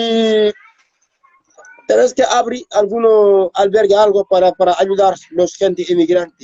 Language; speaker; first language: Spanish; non-native, learner; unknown